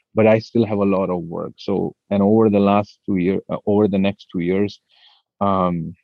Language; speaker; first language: English; non-native, local second language; Hindi